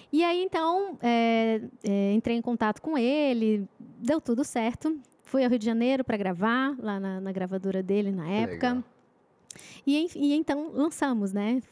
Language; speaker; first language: Portuguese; native; Portuguese